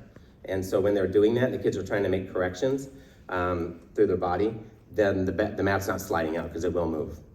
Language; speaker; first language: English; native; English